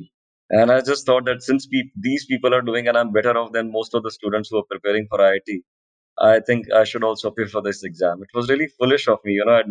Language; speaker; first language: English; non-native, local second language; Hindi